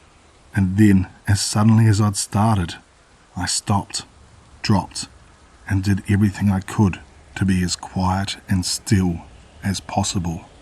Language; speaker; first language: English; native; English